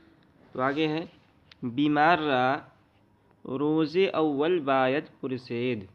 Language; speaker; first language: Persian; non-native, fluent; Urdu